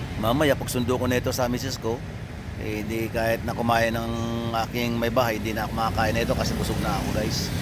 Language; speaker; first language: Filipino; native; Filipino